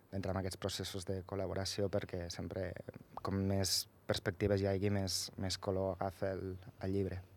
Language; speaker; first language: Catalan; native; Catalan